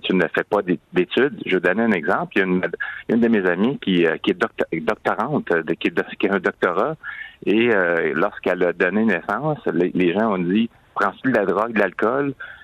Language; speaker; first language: French; native; French